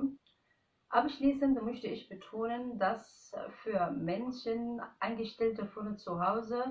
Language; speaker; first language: German; non-native, fluent; Arabic